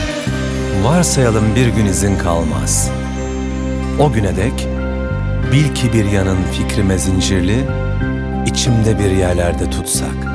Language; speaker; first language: Turkish; native; Turkish